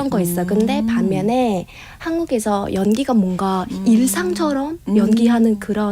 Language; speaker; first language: Korean; non-native, fluent; Vietnamese